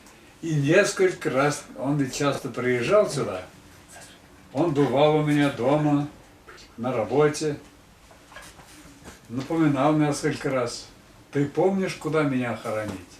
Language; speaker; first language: Russian; non-native, local second language; Tatar